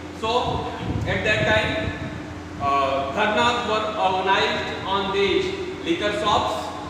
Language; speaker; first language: English; non-native, local second language; Hindi